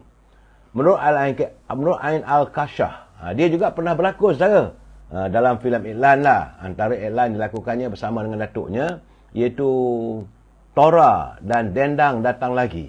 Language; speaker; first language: Malay; native; Malay